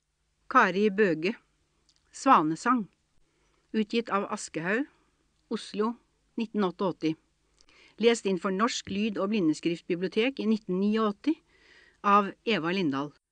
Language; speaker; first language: Norwegian; native; Norwegian